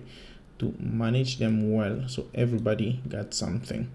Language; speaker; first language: English; non-native, fluent; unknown